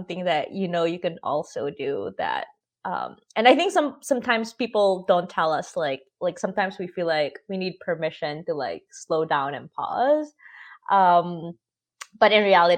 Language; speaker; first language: English; non-native, local second language; Filipino